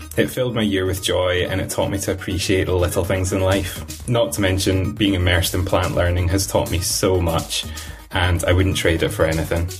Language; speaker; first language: English; native; English